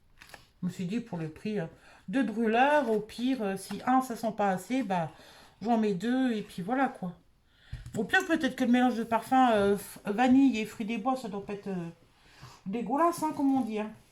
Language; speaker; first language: French; native; French